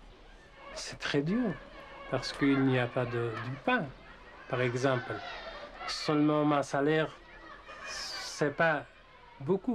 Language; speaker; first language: French; non-native, learner; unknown